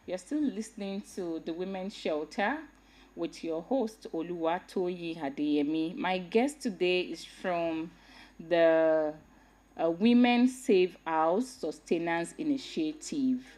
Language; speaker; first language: English; non-native, local second language; Yoruba